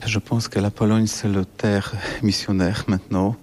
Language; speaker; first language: French; non-native, fluent; Polish